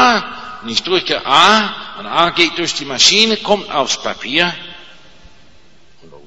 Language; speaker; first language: German; non-native, fluent; English